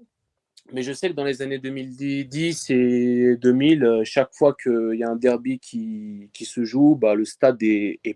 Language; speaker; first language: French; early bilingual, other home language; Persian